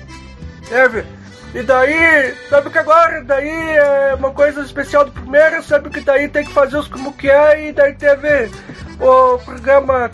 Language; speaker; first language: Portuguese; native; Portuguese